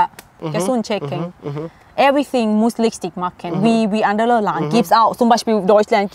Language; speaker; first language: German; non-native, learner; Thai